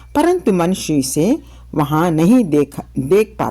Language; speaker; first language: Hindi; non-native, local second language; Telugu